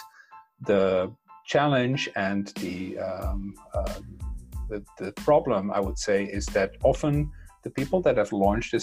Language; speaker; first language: English; non-native, fluent; Dutch